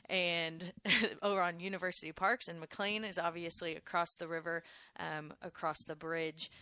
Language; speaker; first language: English; native; English